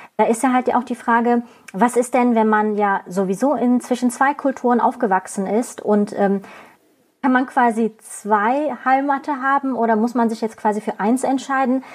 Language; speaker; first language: German; early bilingual, other home language; Turkish